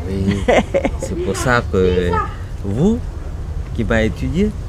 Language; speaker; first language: French; early bilingual, other home language; Vietnamese